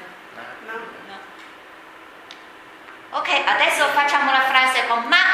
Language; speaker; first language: Italian; non-native, fluent; Chinese